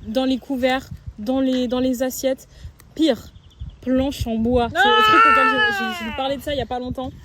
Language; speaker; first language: French; native; French